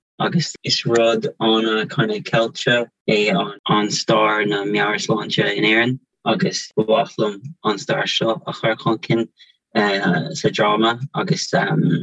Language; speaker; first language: Irish; non-native, local second language; English